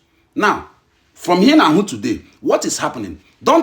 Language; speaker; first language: Nigerian Pidgin; non-native, local second language; Igbo